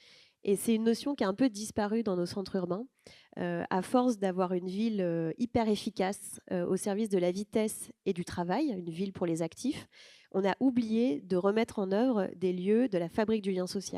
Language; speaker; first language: French; native; French